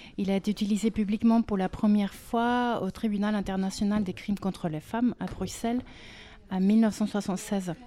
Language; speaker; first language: French; non-native, fluent; Spanish